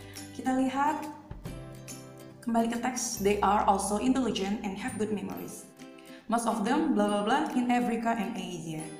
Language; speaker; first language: English; non-native, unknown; Indonesian